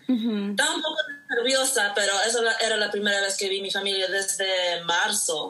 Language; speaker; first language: Spanish; early bilingual, heritage; Spanish